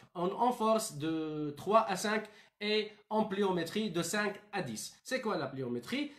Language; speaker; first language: French; non-native, local second language; Arabic